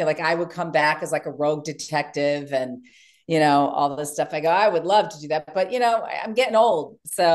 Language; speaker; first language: English; native; English